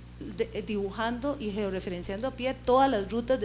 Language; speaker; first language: Spanish; native; Spanish